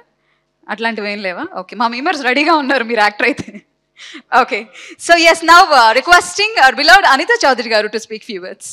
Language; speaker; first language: Telugu; native; Telugu